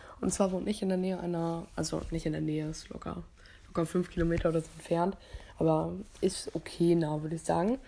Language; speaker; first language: German; native; German